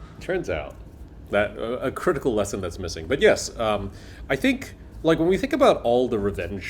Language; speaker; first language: English; native; English